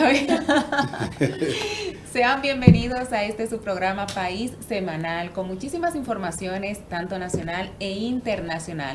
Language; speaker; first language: Spanish; native; Spanish